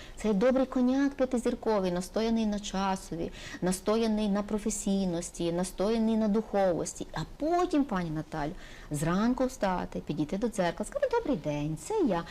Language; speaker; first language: Ukrainian; native; Ukrainian